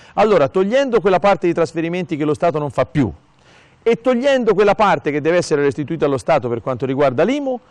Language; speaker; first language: Italian; native; Italian